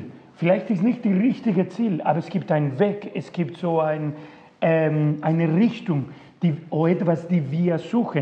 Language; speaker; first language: German; non-native, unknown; Spanish